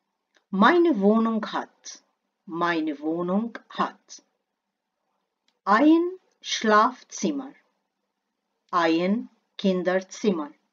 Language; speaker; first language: German; non-native, fluent; Arabic